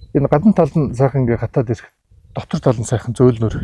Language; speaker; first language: Mongolian; non-native, local second language; Kazakh